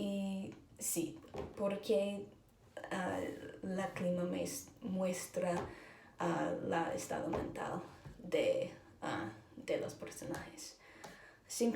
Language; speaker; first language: Spanish; non-native, learner; English